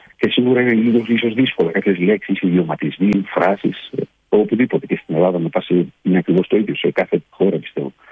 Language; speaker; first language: Greek; native; Greek